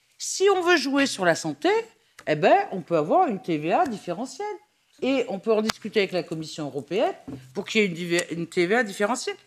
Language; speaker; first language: French; native; French